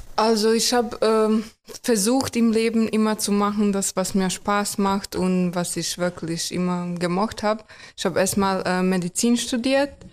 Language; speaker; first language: German; non-native, fluent; Croatian